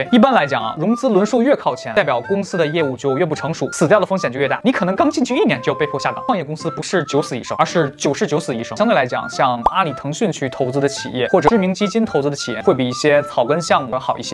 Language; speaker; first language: Chinese; native; Chinese